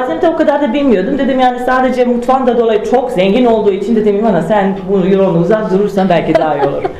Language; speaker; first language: Turkish; non-native, fluent; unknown